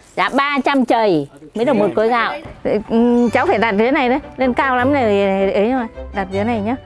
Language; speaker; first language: Vietnamese; non-native, local second language; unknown